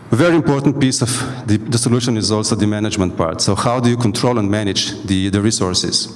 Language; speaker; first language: English; non-native, fluent; Slovenian